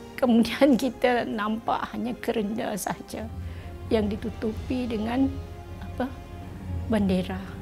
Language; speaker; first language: Malay; native; Malay